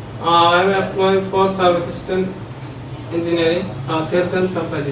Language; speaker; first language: English; non-native, learner; Bangla